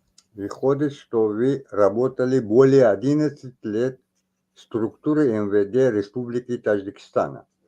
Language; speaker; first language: Russian; non-native, local second language; Tajik